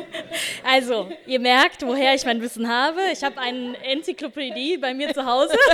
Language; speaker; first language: German; native; German